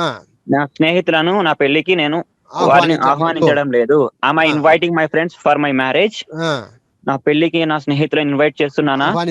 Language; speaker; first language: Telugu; native; Telugu